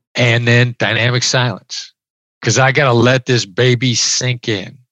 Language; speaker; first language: English; native; English